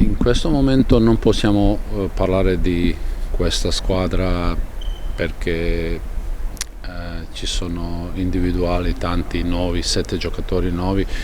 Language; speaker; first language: Italian; non-native, fluent; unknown